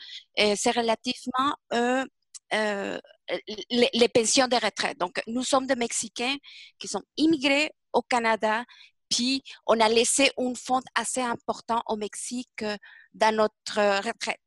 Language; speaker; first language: French; non-native, fluent; Spanish